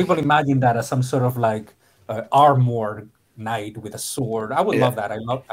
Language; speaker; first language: English; non-native, fluent; Spanish